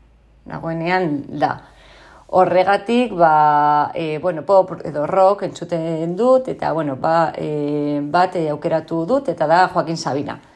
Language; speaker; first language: Basque; non-native, local second language; Spanish